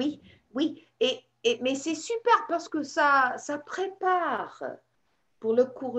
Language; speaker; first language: French; non-native, fluent; English